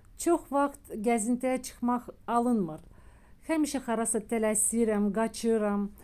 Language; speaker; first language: Azerbaijani; native; Azerbaijani